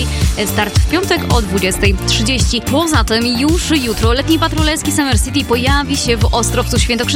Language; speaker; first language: Polish; native; Polish